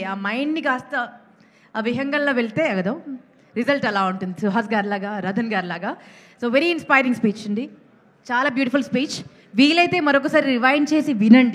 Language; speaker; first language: Telugu; native; Telugu